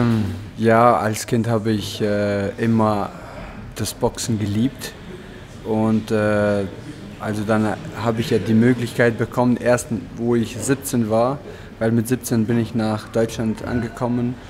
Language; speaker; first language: German; non-native, fluent; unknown